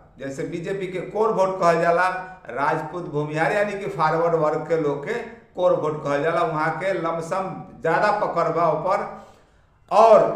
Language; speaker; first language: Bhojpuri; native; Bhojpuri